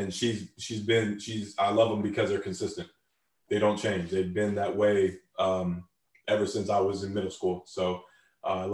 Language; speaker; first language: English; native; English